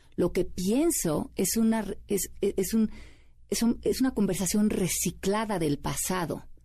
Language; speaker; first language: Spanish; native; Spanish